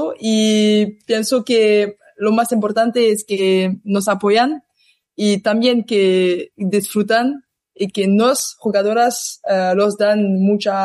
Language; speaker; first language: Spanish; non-native, learner; French